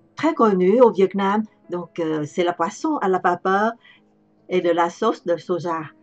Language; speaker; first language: French; non-native, learner; Vietnamese